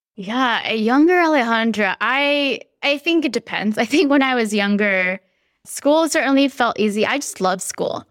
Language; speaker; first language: English; early bilingual, other home language; Spanish